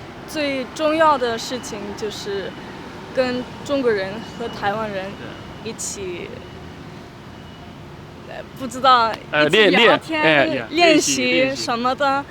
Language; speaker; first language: Chinese; non-native, learner; German